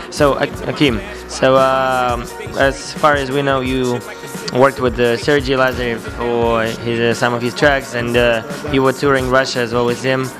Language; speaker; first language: English; non-native, fluent; Russian